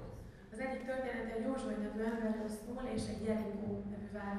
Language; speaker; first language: Hungarian; native; Hungarian